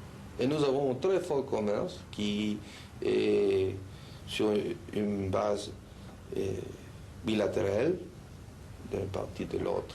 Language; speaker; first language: French; non-native, fluent; Spanish